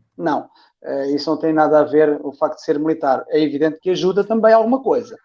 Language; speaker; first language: Portuguese; native; Portuguese